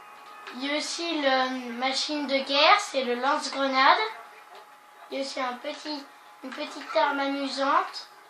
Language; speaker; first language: French; native; French